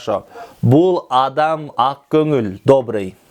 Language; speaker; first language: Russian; non-native, local second language; Kyrgyz